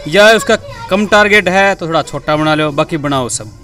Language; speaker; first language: Hindi; native; Hindi